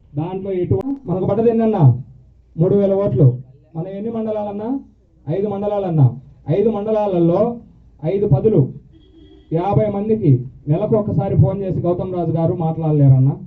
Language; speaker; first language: Telugu; native; Telugu